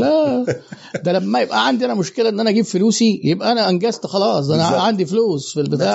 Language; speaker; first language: Arabic; native; Arabic